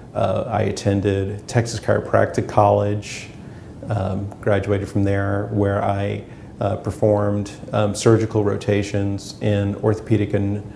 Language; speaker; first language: English; native; English